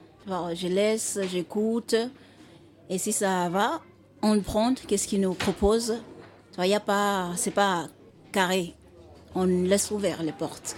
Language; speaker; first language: French; non-native, fluent; Xhosa